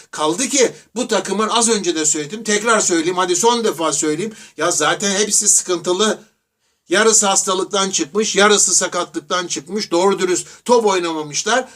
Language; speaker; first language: Turkish; native; Turkish